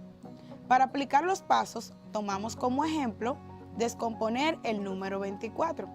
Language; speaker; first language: Spanish; native; Spanish